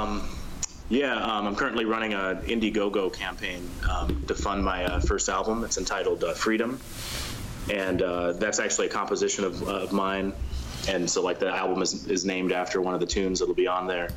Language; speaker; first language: English; native; English